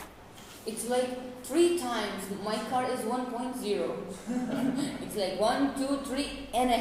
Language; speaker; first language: English; non-native, learner; Portuguese